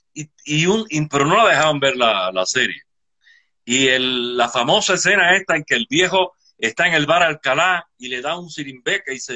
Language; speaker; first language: Spanish; native; Spanish